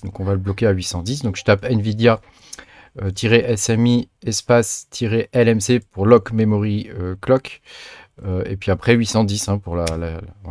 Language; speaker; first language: French; native; French